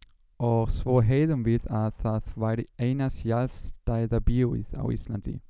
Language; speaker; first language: Icelandic; non-native, learner; German